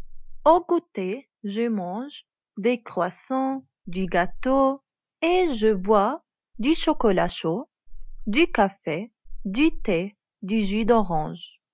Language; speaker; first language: French; non-native, fluent; Arabic